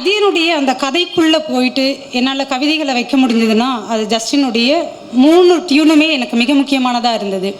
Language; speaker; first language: Tamil; native; Tamil